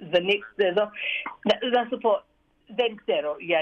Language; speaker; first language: Greek; early bilingual, heritage; Greek